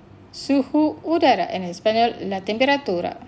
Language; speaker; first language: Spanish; non-native, fluent; Indonesian